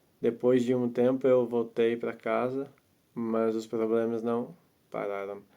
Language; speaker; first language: Portuguese; non-native, fluent; Latvian